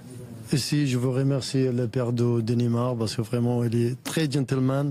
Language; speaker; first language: French; non-native, learner; Arabic